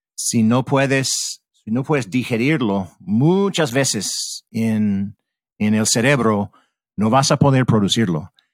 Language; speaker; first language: Spanish; non-native, fluent; English